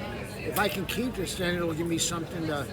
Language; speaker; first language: English; native; English